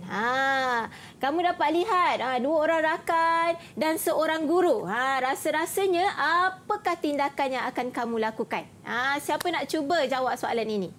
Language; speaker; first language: Malay; native; Malay